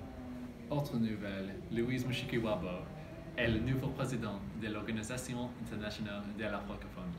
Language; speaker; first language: French; non-native, learner; English